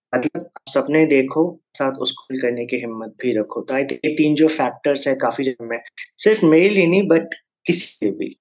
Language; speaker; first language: Hindi; native; Hindi